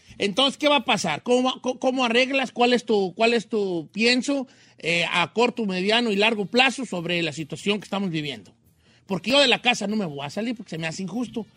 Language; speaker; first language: Spanish; native; Spanish